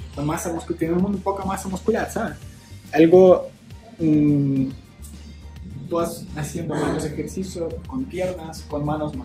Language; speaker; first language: Spanish; non-native, learner; Ukrainian